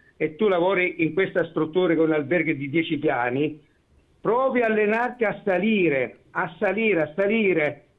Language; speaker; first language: Italian; native; Italian